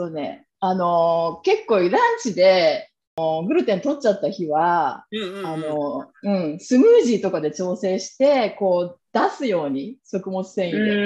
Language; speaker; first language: Japanese; native; Japanese